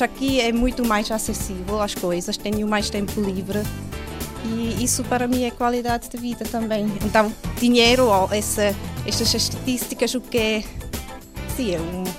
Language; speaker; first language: Portuguese; non-native, fluent; Swiss German